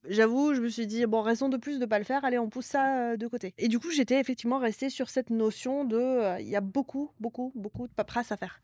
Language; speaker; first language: French; native; French